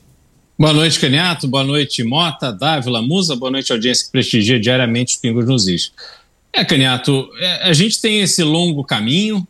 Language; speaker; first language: Portuguese; native; Portuguese